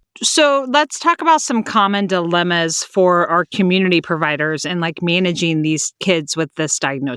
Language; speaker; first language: English; native; English